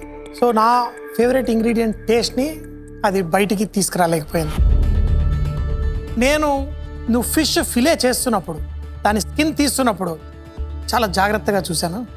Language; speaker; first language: Telugu; native; Telugu